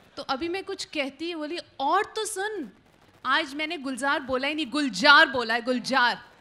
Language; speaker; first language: Hindi; native; Hindi